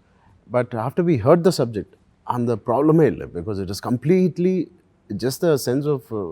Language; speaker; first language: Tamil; non-native, fluent; Telugu